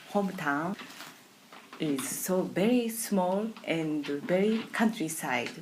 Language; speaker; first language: English; non-native, learner; Japanese